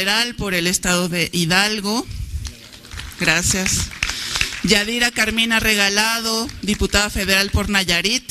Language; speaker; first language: Spanish; native; Spanish